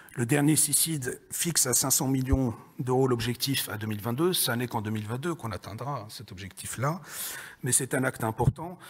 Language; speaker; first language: French; native; French